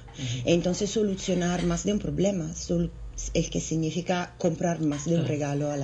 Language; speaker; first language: Spanish; non-native, fluent; Italian